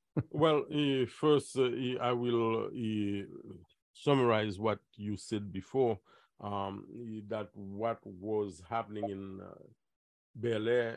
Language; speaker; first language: English; non-native, fluent; Haitian Creole